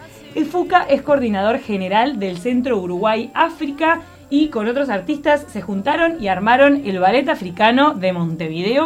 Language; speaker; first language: Spanish; native; Spanish